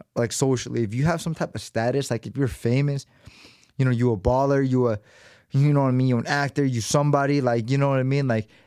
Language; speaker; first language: English; native; English